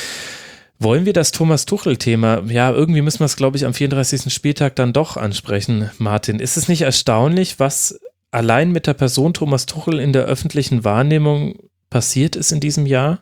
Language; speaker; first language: German; native; German